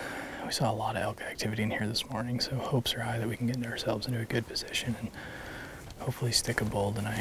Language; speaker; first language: English; native; English